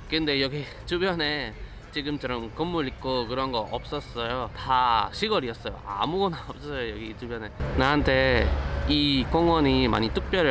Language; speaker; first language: Korean; non-native, learner; Spanish